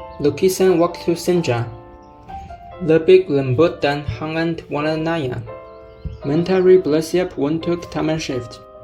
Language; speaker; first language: Malay; non-native, learner; Chinese